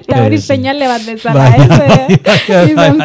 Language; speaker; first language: Basque; native; Basque